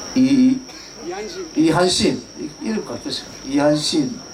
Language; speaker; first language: Korean; native; Korean